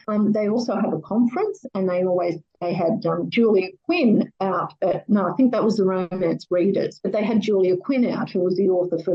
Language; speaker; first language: English; native; English